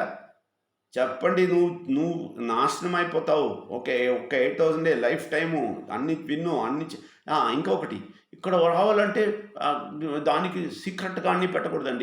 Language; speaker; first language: Telugu; non-native, fluent; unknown